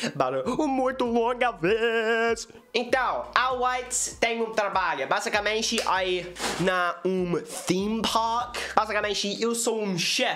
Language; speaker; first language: Portuguese; non-native, learner; English